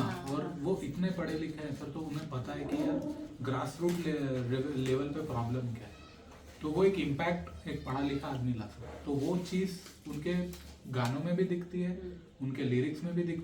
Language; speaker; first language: Hindi; native; Hindi